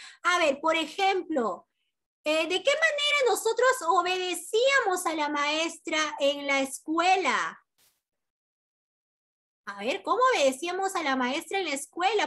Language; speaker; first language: Spanish; native; Spanish